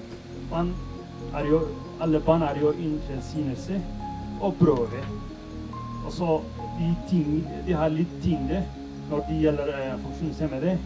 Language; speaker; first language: Swedish; non-native, learner; Arabic